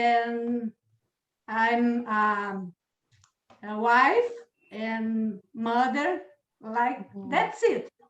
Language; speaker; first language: English; non-native, learner; Portuguese